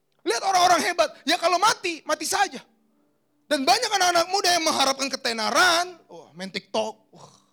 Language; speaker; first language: Indonesian; native; Indonesian